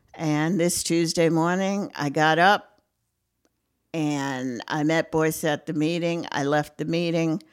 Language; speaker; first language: English; native; English